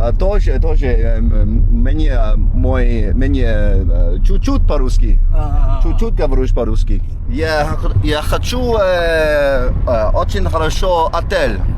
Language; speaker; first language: Russian; non-native, learner; English